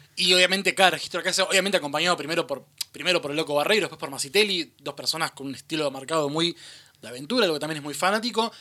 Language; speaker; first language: Spanish; native; Spanish